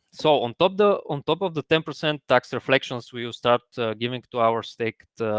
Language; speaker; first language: English; non-native, fluent; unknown